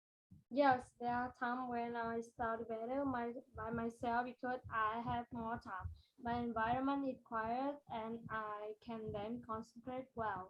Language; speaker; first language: English; non-native, learner; Vietnamese